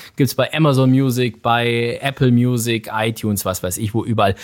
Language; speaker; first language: German; native; German